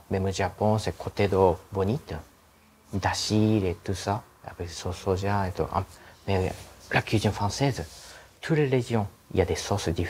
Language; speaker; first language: French; non-native, learner; Japanese